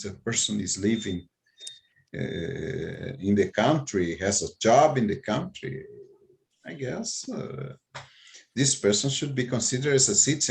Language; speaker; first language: English; non-native, fluent; Portuguese